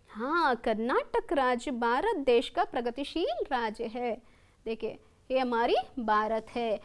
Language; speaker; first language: Hindi; non-native, local second language; Kannada